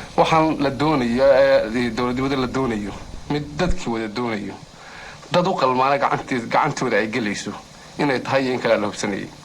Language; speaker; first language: Somali; native; Somali